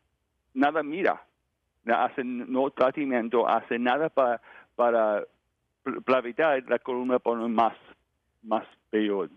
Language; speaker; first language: Spanish; non-native, learner; English